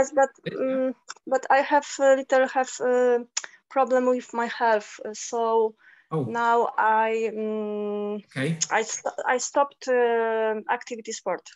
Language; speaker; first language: English; non-native, learner; Polish